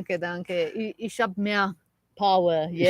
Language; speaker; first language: German; non-native, learner; Spanish